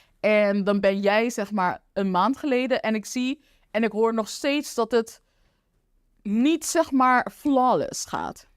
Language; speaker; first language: Dutch; non-native, local second language; Papiamento